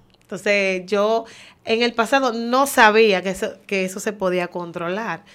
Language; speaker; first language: Spanish; native; Spanish